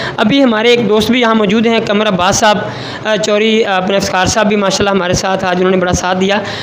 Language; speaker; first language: Hindi; non-native, local second language; Punjabi